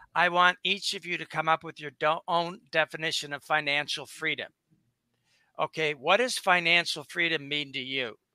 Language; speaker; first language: English; native; English